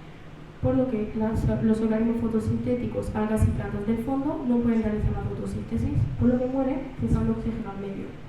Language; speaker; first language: Spanish; early bilingual, other home language; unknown